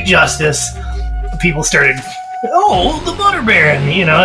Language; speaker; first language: English; native; English